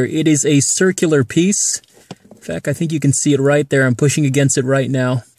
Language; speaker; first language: English; native; English